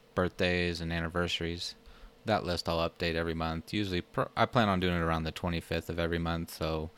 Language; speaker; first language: English; native; English